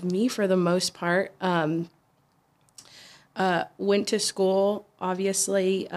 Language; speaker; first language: English; native; English